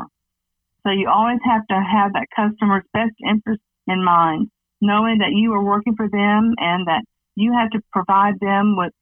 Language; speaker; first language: English; native; English